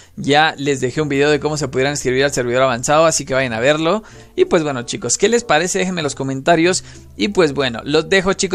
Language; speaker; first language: Spanish; native; Spanish